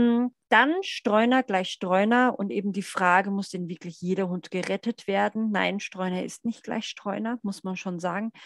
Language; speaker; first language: German; native; German